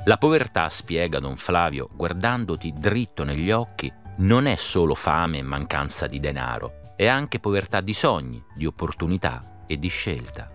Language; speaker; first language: Italian; native; Italian